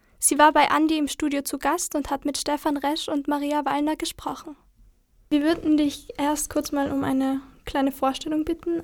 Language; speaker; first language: German; native; German